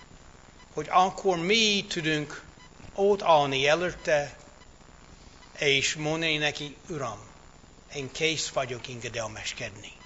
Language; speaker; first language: Hungarian; non-native, fluent; English